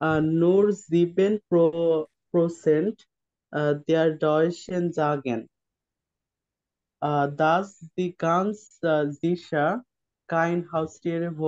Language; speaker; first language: German; non-native, learner; Bangla